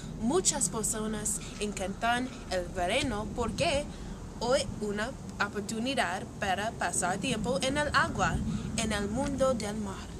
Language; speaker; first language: Spanish; non-native, learner; English